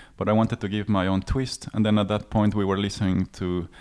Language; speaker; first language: English; non-native, fluent; Spanish